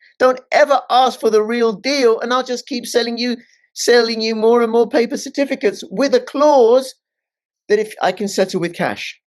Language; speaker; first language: English; native; English